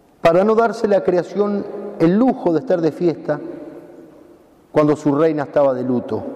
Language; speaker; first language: Spanish; native; Spanish